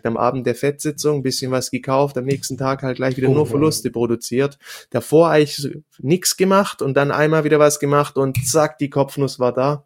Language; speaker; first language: German; native; German